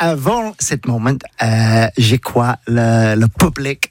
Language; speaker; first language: French; non-native, learner; English